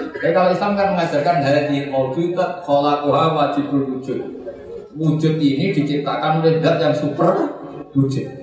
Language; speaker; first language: Indonesian; native; Indonesian